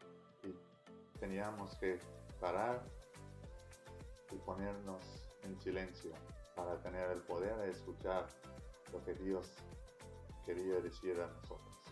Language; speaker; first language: Spanish; non-native, learner; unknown